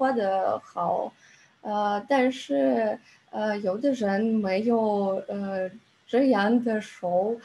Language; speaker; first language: Chinese; non-native, learner; Russian